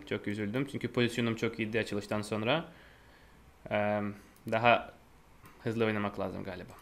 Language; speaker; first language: Turkish; non-native, fluent; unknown